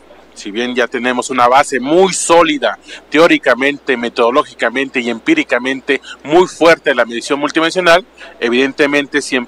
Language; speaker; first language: Spanish; native; Spanish